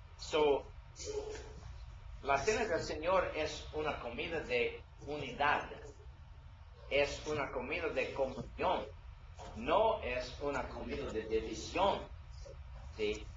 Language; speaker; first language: Spanish; non-native, learner; English